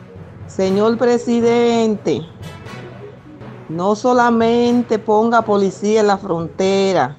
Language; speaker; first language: Spanish; native; Spanish